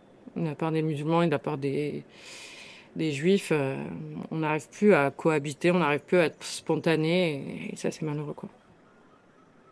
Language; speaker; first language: French; native; French